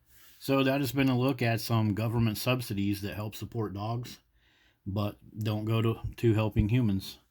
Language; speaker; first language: English; native; English